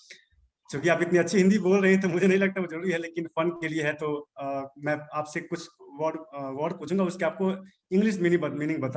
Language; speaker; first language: Hindi; native; Hindi